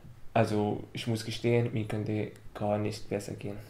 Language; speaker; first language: German; non-native, fluent; Arabic